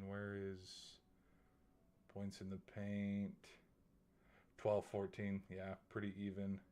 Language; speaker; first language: English; native; English